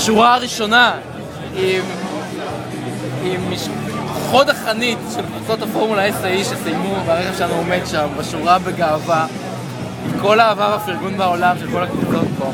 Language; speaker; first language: Hebrew; native; Hebrew